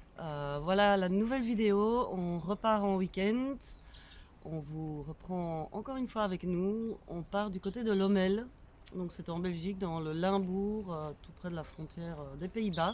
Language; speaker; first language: French; native; French